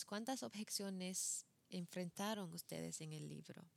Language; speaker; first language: Spanish; non-native, fluent; English